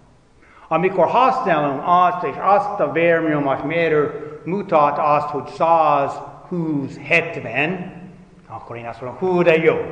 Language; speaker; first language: Hungarian; non-native, fluent; English